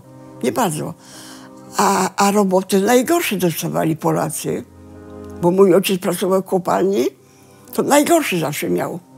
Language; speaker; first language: Polish; early bilingual, heritage; Polish